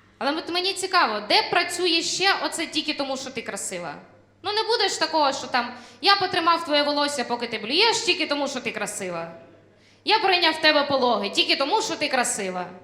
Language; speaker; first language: Ukrainian; non-native, local second language; Russian